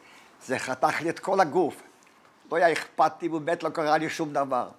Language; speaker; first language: Hebrew; non-native, fluent; Polish